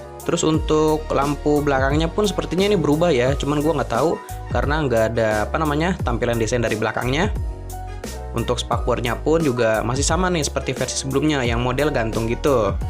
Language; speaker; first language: Indonesian; native; Indonesian